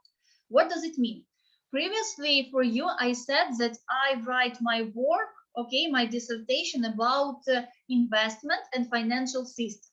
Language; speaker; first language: English; non-native, fluent; Ukrainian